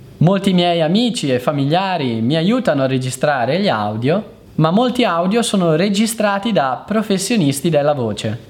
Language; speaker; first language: Italian; native; Italian